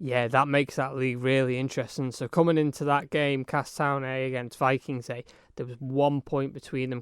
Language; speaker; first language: English; native; English